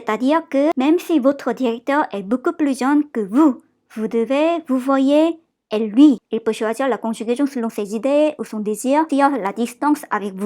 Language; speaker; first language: French; non-native, fluent; Korean